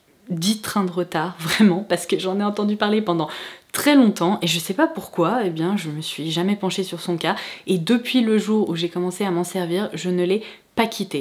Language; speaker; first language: French; native; French